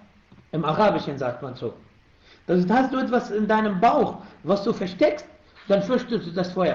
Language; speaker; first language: German; non-native, fluent; Arabic